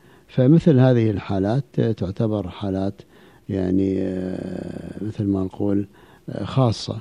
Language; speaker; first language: Arabic; native; Arabic